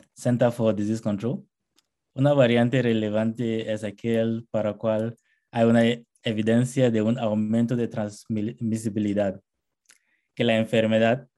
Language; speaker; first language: Spanish; non-native, fluent; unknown